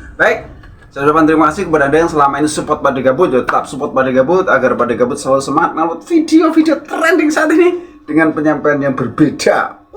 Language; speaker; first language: Indonesian; native; Indonesian